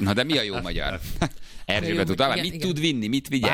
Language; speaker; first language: Hungarian; native; Hungarian